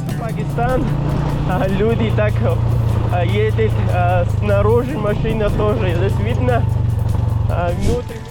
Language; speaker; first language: Russian; non-native, learner; Urdu